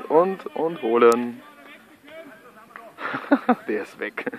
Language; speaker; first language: German; native; German